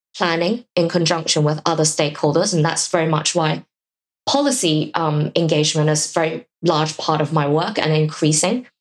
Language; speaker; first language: English; non-native, local second language; Cantonese